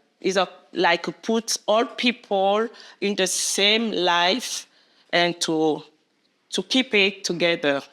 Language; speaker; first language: English; non-native, learner; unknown